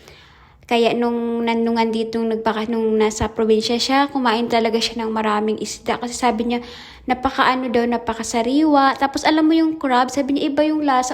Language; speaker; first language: Filipino; non-native, local second language; Hiligaynon